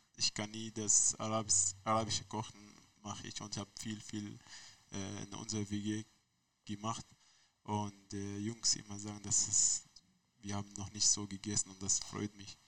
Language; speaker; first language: German; non-native, learner; Arabic